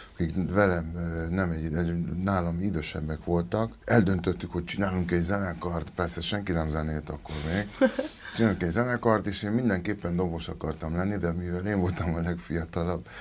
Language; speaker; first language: Hungarian; early bilingual, other home language; Spanish